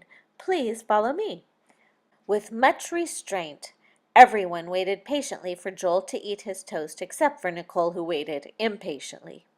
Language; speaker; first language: English; native; English